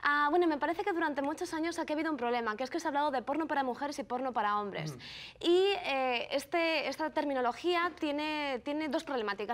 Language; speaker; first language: Spanish; native; Spanish